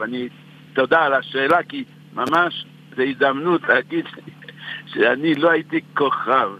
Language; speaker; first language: Hebrew; non-native, fluent; French